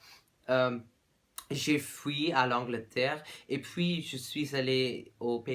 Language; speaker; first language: French; non-native, learner; Dutch